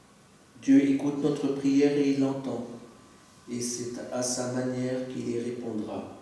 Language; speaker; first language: French; native; French